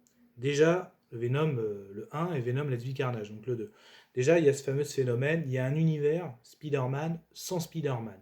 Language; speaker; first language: French; native; French